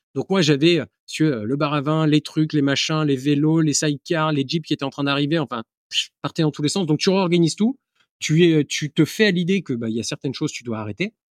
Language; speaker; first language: French; native; French